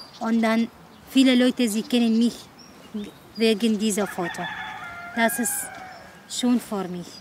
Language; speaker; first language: German; non-native, learner; Arabic